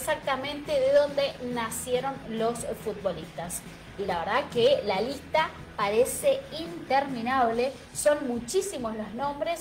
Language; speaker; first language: Spanish; native; Spanish